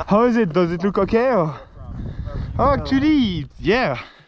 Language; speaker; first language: English; non-native, fluent; French